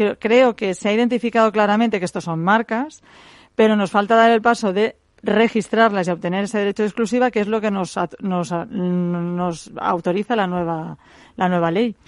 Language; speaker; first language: Spanish; native; Spanish